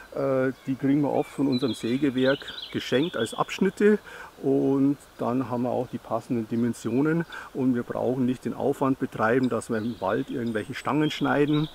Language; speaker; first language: German; native; German